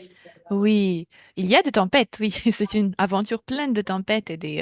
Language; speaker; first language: French; non-native, fluent; Russian